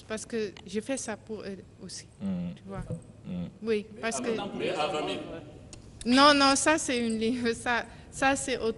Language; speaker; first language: French; non-native, learner; Dutch